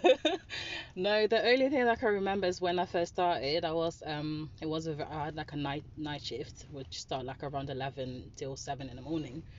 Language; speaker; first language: English; non-native, fluent; Dutch